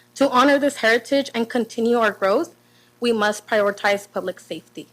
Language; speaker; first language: English; non-native, fluent; Spanish